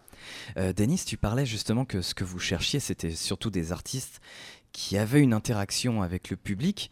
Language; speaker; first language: French; native; French